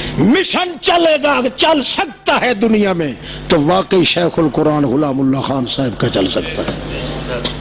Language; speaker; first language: Urdu; non-native, local second language; Saraiki